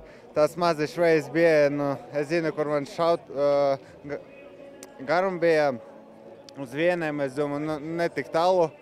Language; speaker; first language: Latvian; non-native, local second language; Russian